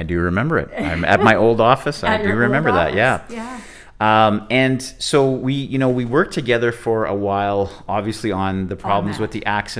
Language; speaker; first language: English; native; English